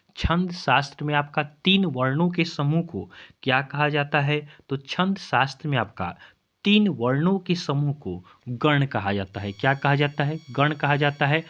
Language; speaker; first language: Hindi; native; Hindi